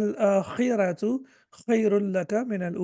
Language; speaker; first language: Arabic; non-native, fluent; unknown